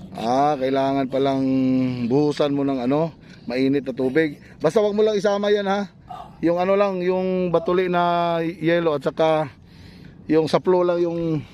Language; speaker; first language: Filipino; non-native, local second language; Cebuano